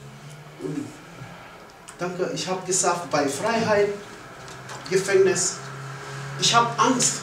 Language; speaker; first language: German; non-native, learner; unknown